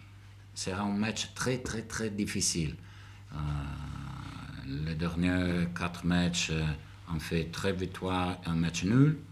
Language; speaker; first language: French; non-native, learner; Italian